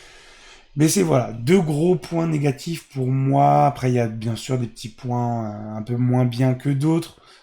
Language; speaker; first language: French; native; French